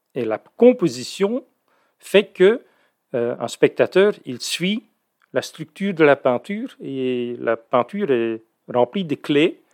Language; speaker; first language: French; native; French